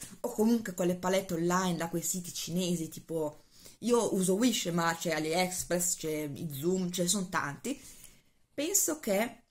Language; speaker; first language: Italian; native; Italian